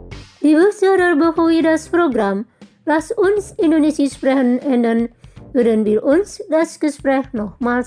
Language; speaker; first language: German; non-native, fluent; Indonesian